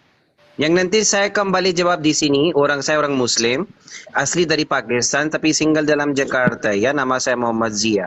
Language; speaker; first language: Indonesian; non-native, learner; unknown